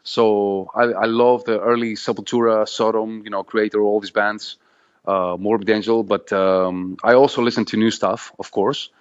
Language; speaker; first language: English; non-native, fluent; Greek